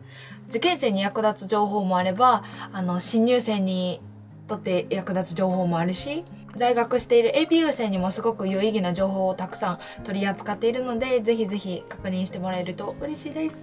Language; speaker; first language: Japanese; native; Japanese